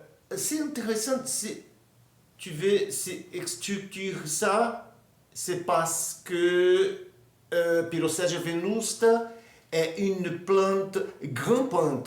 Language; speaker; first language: French; non-native, fluent; Portuguese